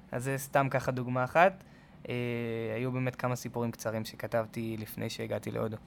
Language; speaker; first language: Hebrew; native; Hebrew